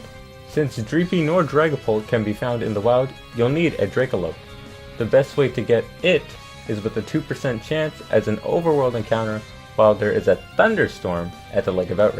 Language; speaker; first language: English; native; English